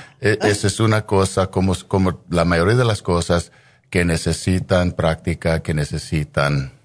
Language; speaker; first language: Spanish; early bilingual, heritage; Spanish